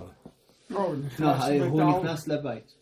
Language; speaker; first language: Hebrew; non-native, fluent; English